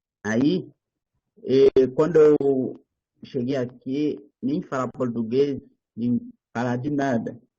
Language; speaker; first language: Portuguese; non-native, learner; Haitian Creole